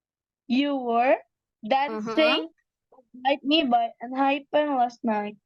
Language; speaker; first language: English; non-native, learner; Indonesian